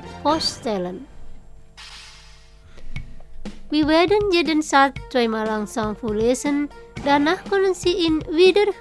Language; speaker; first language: German; non-native, fluent; Indonesian